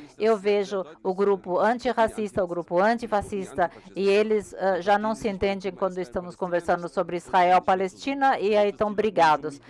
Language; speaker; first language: Portuguese; non-native, learner; German